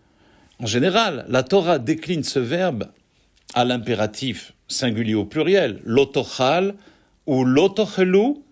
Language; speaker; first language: French; native; French